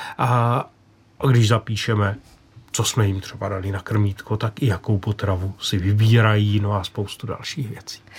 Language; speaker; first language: Czech; native; Czech